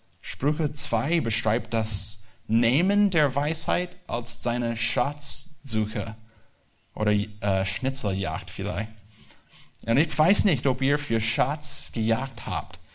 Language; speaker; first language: German; non-native, learner; English